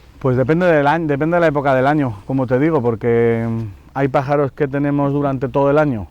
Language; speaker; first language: Spanish; native; Spanish